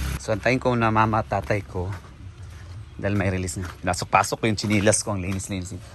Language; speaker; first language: Filipino; non-native, local second language; Cebuano